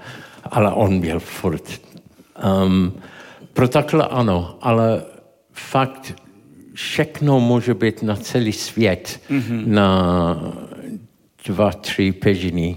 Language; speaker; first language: Czech; non-native, learner; English